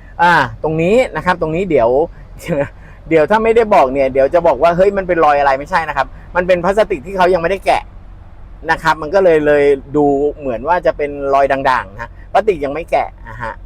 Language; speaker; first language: Thai; native; Thai